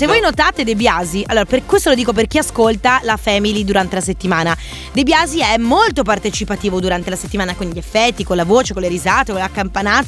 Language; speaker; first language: Italian; native; Italian